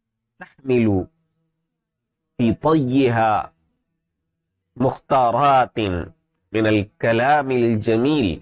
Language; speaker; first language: Arabic; non-native, fluent; Urdu